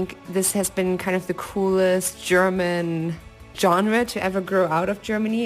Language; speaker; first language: English; non-native, fluent; German